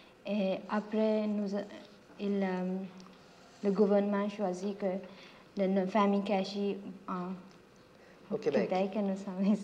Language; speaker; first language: French; non-native, learner; Tibetan